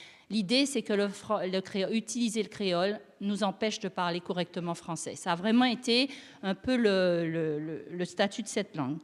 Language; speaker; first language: French; native; French